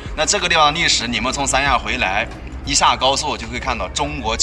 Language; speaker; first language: Chinese; native; Chinese